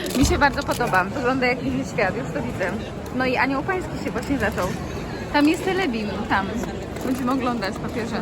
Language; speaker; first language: Polish; early bilingual, heritage; Polish